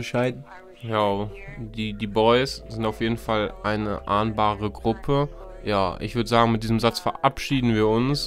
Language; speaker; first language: German; native; German